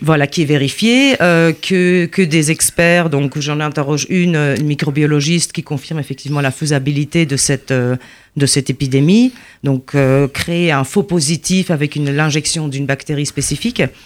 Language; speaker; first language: French; non-native, fluent; Polish